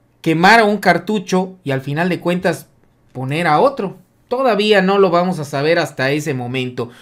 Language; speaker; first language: Spanish; native; Spanish